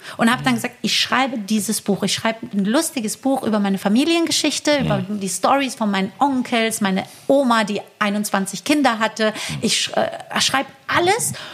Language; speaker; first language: German; early bilingual, other home language; Persian